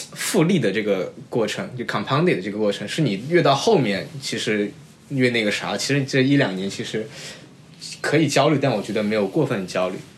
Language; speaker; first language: Chinese; native; Chinese